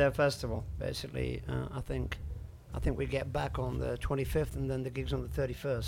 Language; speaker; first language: English; native; English